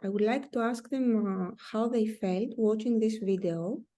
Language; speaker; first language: English; non-native, fluent; Greek